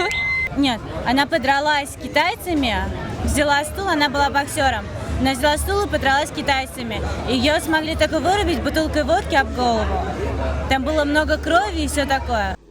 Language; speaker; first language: Russian; native; Russian